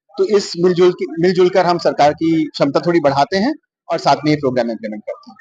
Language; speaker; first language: Hindi; native; Hindi